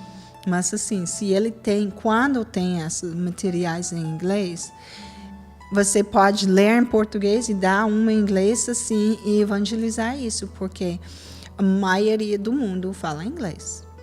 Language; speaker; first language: Portuguese; non-native, fluent; English